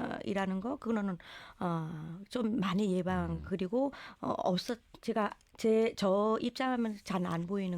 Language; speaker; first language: Korean; non-native, learner; Vietnamese